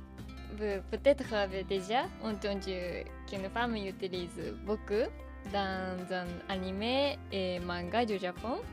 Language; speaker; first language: French; non-native, learner; Japanese